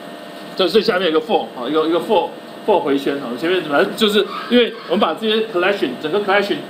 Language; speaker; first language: Chinese; native; Chinese